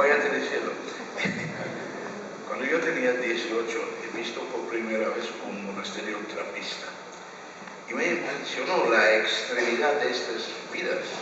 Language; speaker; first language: Spanish; non-native, fluent; Dutch